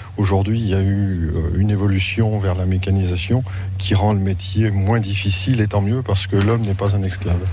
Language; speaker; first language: French; native; French